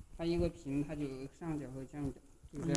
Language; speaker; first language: Chinese; native; Chinese